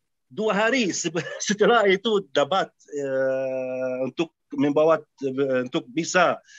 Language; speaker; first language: Indonesian; non-native, fluent; Arabic